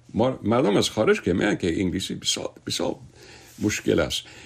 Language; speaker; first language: Persian; non-native, fluent; English